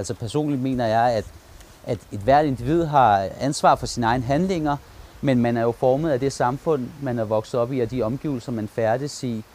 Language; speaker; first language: Danish; early bilingual, other home language; Turkish